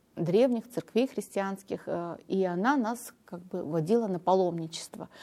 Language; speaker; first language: Russian; non-native, local second language; Armenian